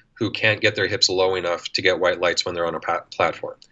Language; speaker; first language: English; native; English